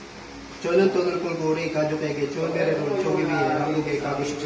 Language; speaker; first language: Korean; non-native, learner; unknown